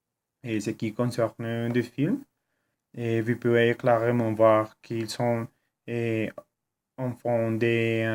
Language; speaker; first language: French; non-native, learner; Spanish